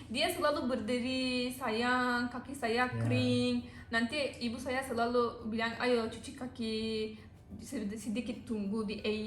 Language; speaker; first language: Indonesian; non-native, learner; Turkish